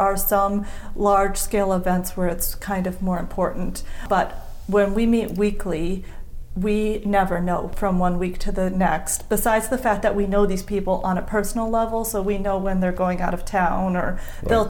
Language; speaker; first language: English; native; English